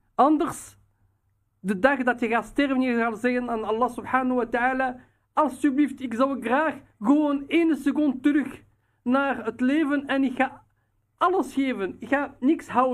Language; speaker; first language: Dutch; non-native, fluent; Riffian